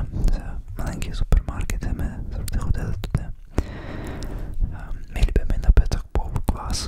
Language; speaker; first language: Ukrainian; early bilingual, heritage; Ukrainian